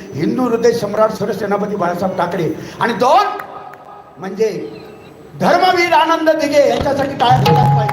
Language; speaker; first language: Marathi; non-native, local second language; Konkani